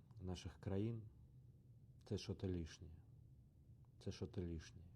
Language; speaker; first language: Ukrainian; non-native, learner; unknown